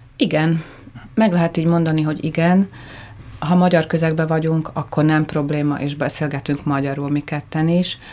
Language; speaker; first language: Hungarian; native; Hungarian